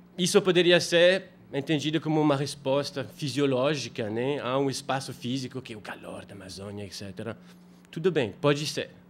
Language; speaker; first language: Portuguese; non-native, fluent; French